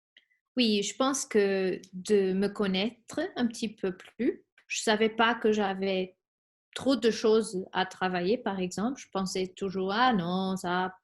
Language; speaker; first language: French; non-native, fluent; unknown